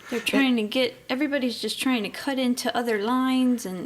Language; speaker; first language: English; native; English